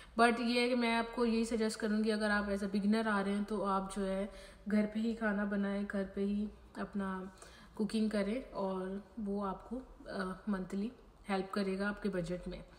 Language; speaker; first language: Urdu; native; Urdu